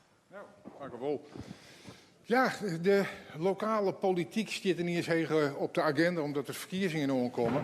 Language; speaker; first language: Dutch; non-native, local second language; Western Frisian